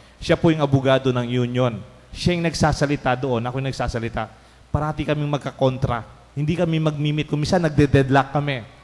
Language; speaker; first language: Filipino; non-native, local second language; Pampanga